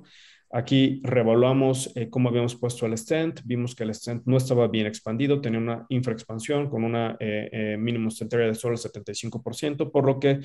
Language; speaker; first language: Spanish; native; Spanish